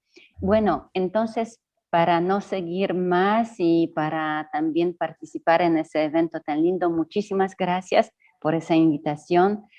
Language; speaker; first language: Spanish; non-native, fluent; Polish